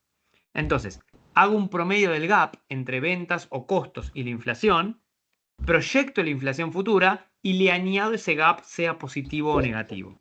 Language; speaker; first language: Spanish; native; Spanish